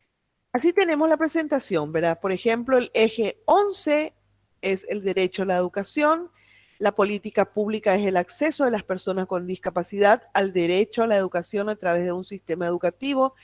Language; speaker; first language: Spanish; native; Spanish